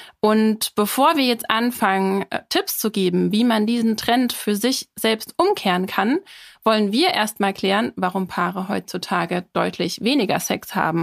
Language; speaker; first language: German; native; German